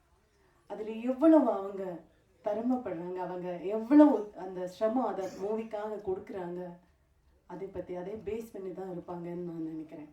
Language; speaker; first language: Tamil; non-native, fluent; Malayalam